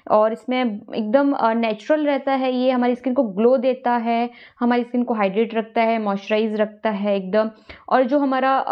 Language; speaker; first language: Hindi; native; Hindi